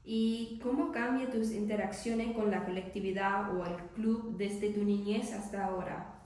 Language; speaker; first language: Spanish; non-native, learner; English